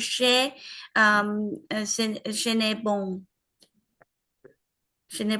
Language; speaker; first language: French; non-native, learner; Vietnamese